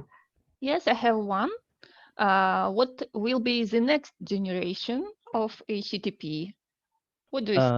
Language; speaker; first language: English; non-native, fluent; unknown